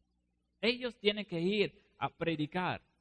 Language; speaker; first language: Spanish; non-native, fluent; Dutch